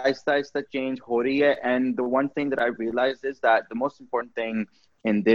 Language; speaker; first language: English; non-native, local second language; Urdu